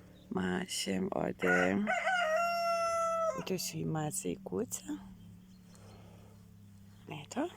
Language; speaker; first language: Bosnian; native; Bosnian